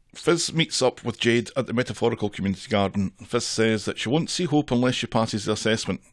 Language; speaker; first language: English; native; English